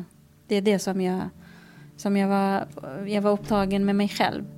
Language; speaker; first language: Swedish; non-native, fluent; Kurdish